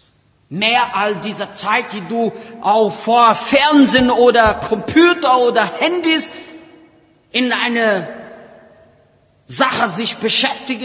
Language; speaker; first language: German; non-native, learner; Portuguese